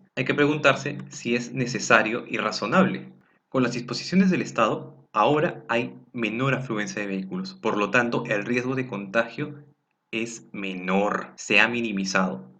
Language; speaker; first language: Spanish; native; Spanish